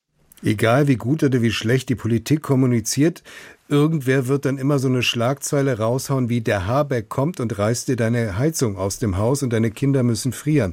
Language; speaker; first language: German; native; German